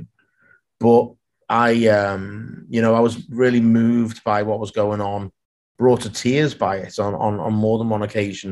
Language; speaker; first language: English; native; English